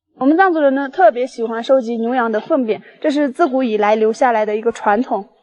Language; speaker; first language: Chinese; non-native, local second language; Tibetan